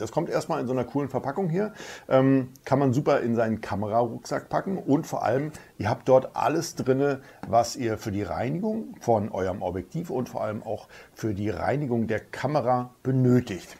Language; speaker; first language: German; native; German